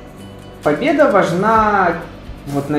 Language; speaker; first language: Russian; non-native, local second language; Ukrainian